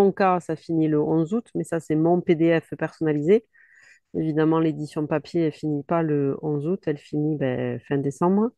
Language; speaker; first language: French; native; French